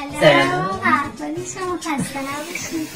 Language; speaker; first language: Persian; non-native, fluent; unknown